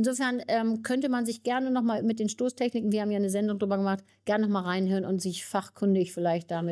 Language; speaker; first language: German; native; German